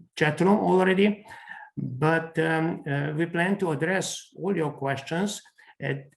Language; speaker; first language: English; non-native, fluent; Slovenian